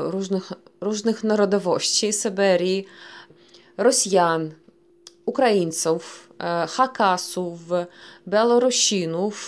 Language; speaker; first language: Polish; early bilingual, heritage; Polish